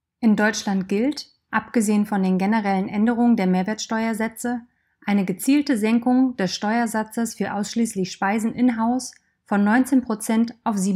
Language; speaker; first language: German; native; German